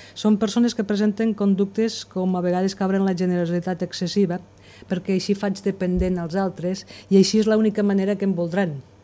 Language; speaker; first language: Catalan; native; Catalan